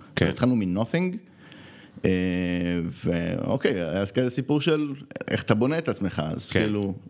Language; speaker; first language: Hebrew; early bilingual, other home language; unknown